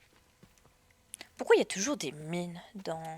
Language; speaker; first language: French; native; French